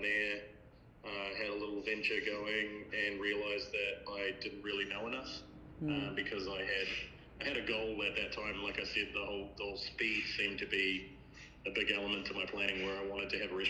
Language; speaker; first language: English; native; English